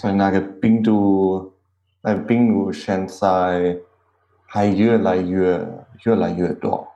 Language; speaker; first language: Chinese; non-native, learner; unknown